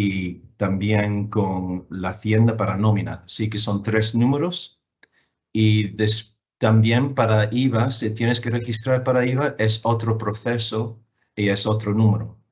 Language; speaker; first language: Spanish; non-native, fluent; English